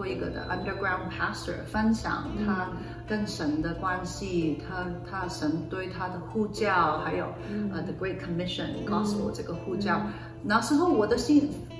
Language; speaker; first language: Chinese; early bilingual, other home language; Cantonese